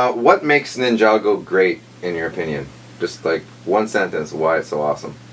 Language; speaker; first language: English; native; English